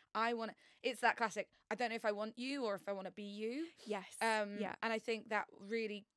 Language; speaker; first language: English; native; English